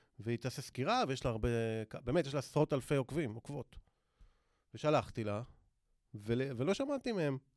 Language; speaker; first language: Hebrew; native; Hebrew